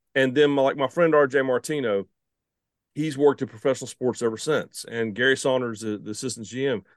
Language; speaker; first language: English; native; English